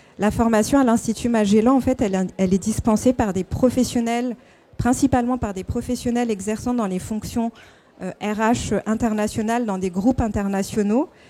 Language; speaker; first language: French; non-native, local second language; Malagasy